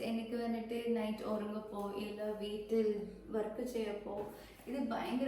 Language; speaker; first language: Malayalam; non-native, local second language; Kannada